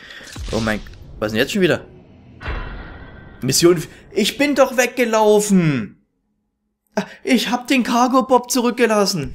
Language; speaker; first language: German; native; German